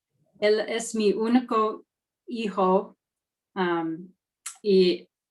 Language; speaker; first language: Spanish; non-native, learner; English